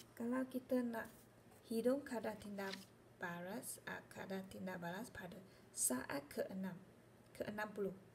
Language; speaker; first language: Malay; non-native, local second language; Chinese